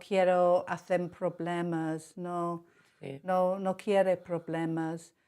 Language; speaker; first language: Spanish; non-native, learner; English